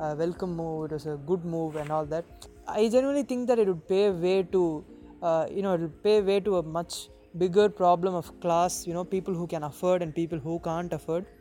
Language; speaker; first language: English; non-native, local second language; Tamil